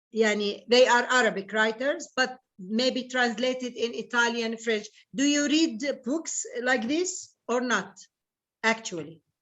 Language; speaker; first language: English; non-native, learner; Arabic